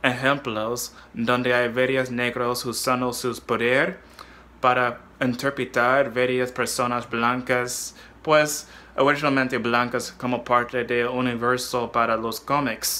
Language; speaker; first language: Spanish; non-native, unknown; English